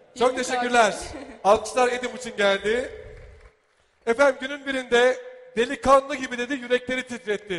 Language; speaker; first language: Turkish; native; Turkish